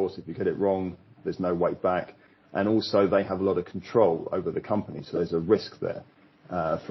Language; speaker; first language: English; native; English